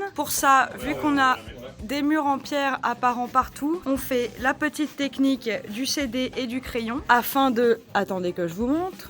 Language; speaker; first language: French; native; French